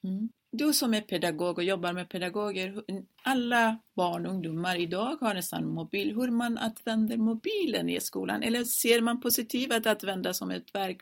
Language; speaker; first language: Swedish; non-native, fluent; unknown